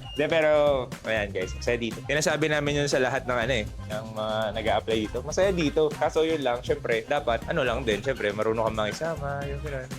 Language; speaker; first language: Filipino; native; Filipino